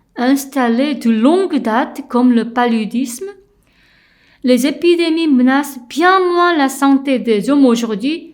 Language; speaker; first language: French; non-native, fluent; Korean